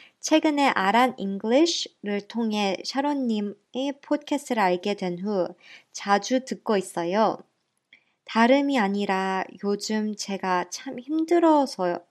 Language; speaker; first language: Korean; early bilingual, heritage; Korean